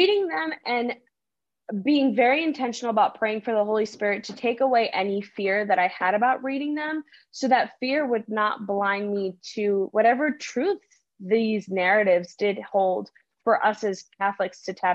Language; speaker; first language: English; early bilingual, other home language; Spanish